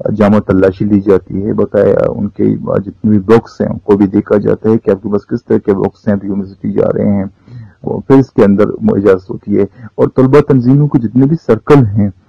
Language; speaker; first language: Urdu; non-native, local second language; Baluchi